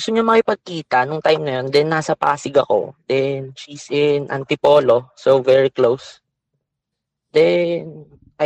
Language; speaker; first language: English; non-native, local second language; Filipino